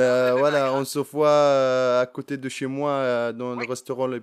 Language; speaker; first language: French; non-native, learner; Arabic